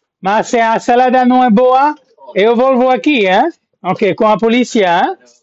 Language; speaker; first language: Portuguese; non-native, learner; English